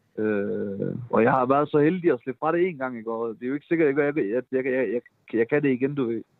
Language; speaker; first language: Danish; early bilingual, other home language; Persian